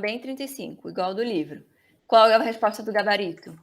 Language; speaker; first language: Portuguese; native; Portuguese